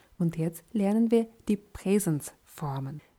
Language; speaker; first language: German; non-native, fluent; Russian